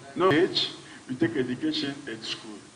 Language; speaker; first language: English; non-native, learner; French